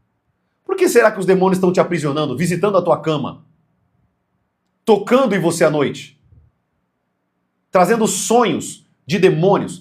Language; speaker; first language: Portuguese; native; Portuguese